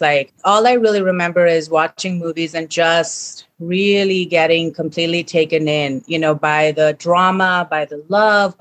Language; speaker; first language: English; non-native, local second language; Hindi